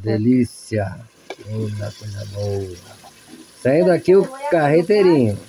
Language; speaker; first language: Portuguese; native; Portuguese